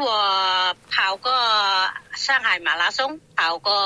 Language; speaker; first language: Chinese; non-native, local second language; Cantonese